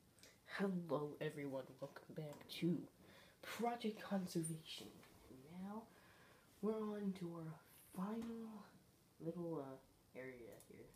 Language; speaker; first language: English; native; English